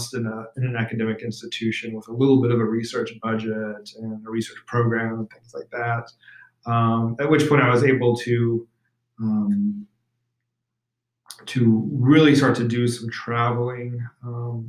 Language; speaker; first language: English; native; English